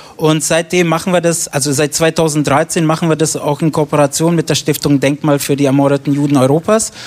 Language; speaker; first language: German; early bilingual, other home language; Romany